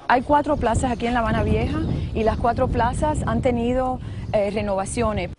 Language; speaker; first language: Spanish; native; Spanish